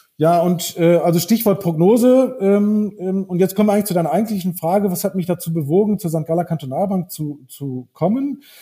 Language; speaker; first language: German; early bilingual, heritage; German